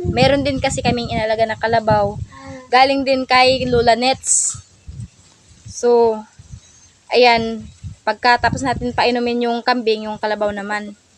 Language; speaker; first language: Filipino; non-native, local second language; Cebuano